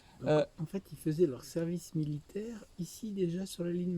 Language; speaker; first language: French; native; French